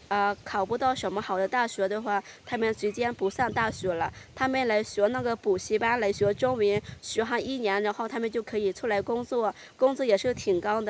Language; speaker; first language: Chinese; non-native, fluent; Lao